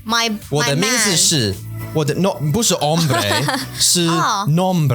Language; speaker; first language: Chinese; non-native, learner; English